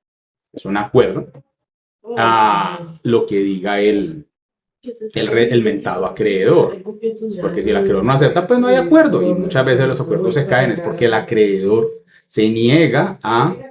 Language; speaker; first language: Spanish; native; Spanish